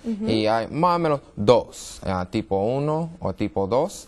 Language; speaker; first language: Spanish; non-native, learner; English